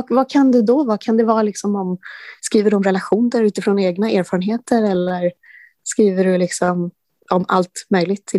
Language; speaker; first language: Swedish; native; Swedish